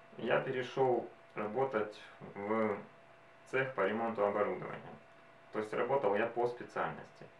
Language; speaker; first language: Russian; native; Russian